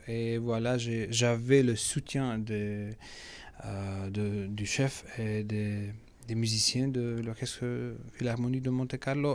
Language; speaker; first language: French; non-native, learner; Macedonian